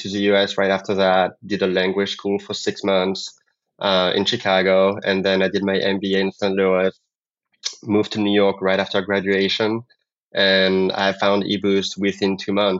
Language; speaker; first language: English; non-native, fluent; French